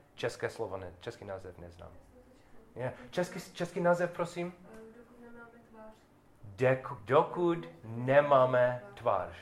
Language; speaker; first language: Czech; non-native, learner; English